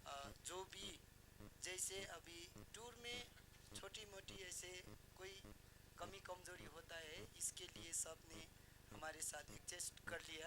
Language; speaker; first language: Hindi; non-native, fluent; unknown